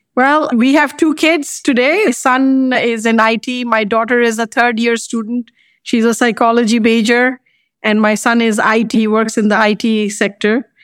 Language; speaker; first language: English; non-native, local second language; Bangla